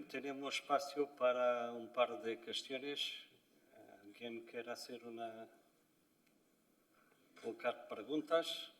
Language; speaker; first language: Spanish; non-native, fluent; Portuguese